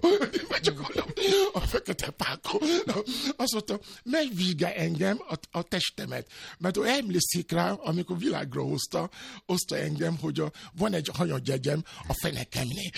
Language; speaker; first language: Hungarian; non-native, learner; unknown